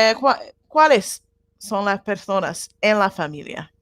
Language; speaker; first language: Spanish; non-native, learner; Japanese